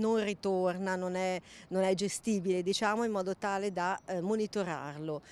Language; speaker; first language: Italian; native; Italian